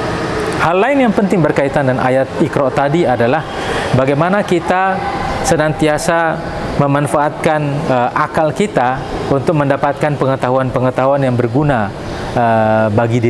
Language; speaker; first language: Indonesian; native; Indonesian